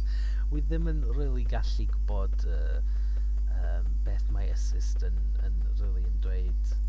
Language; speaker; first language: Welsh; non-native, learner; English